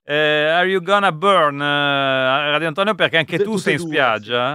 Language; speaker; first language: Italian; native; Italian